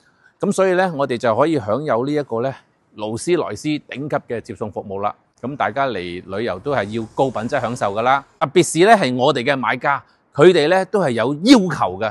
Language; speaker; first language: Cantonese; native; Cantonese